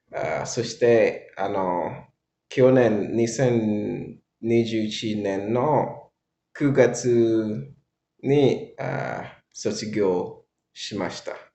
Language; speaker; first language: Japanese; non-native, learner; English